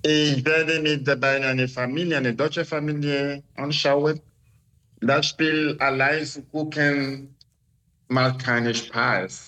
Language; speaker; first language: German; non-native, learner; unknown